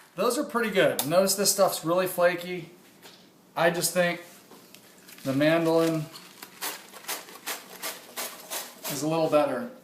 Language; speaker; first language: English; native; English